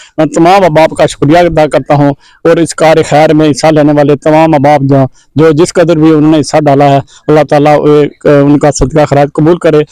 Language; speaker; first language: Urdu; non-native, local second language; Pahari-Potwari